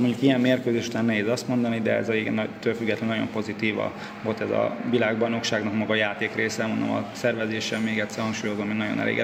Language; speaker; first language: Hungarian; native; Hungarian